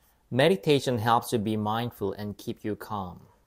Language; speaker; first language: English; non-native, fluent; Korean